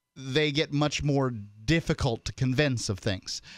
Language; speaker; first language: English; native; English